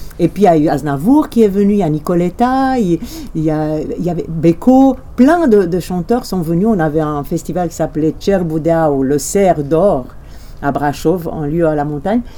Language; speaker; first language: French; non-native, fluent; Romanian